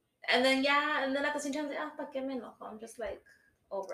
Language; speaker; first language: English; early bilingual, other home language; Spanish